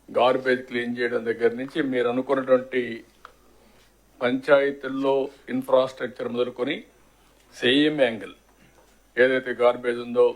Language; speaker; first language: Telugu; native; Telugu